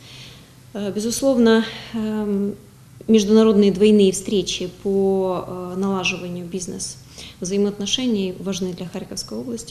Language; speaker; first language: Russian; native; Russian